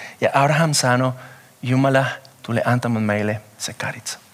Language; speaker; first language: Finnish; non-native, fluent; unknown